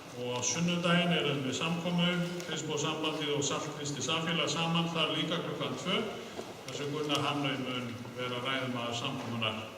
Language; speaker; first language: Icelandic; native; Icelandic